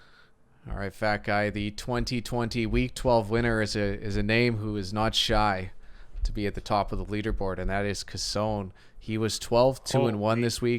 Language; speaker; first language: English; native; English